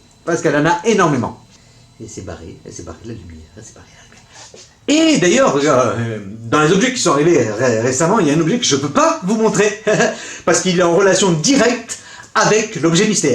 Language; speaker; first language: French; native; French